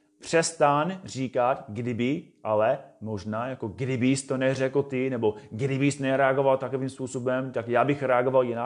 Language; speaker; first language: Czech; non-native, fluent; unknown